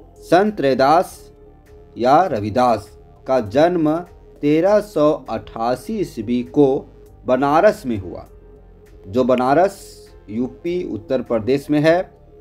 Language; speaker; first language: Hindi; native; Hindi